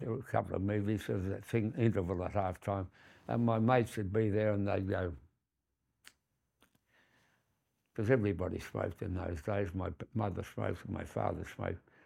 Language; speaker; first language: English; native; English